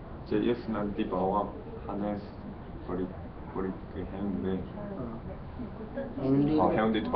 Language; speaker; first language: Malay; non-native, learner; Korean